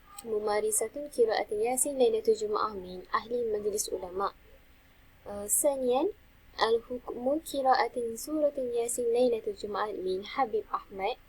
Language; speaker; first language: Arabic; non-native, learner; Malay